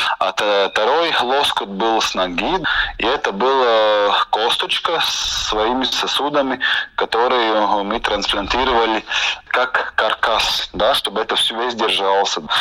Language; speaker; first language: Russian; non-native, local second language; Latvian